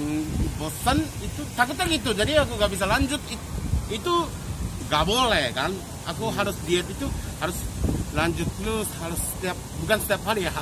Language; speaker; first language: Indonesian; non-native, fluent; Japanese